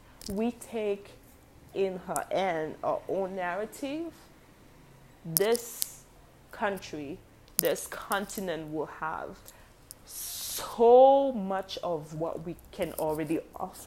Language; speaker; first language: English; non-native, local second language; French